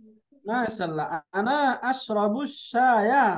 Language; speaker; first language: Arabic; non-native, fluent; Bangla